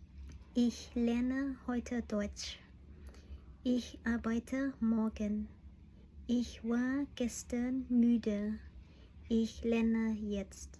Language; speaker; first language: German; non-native, learner; Khmer